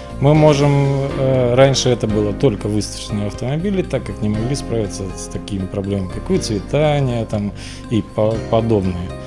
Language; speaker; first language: Russian; native; Russian